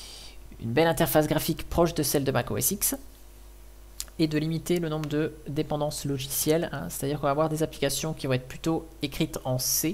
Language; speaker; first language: French; native; French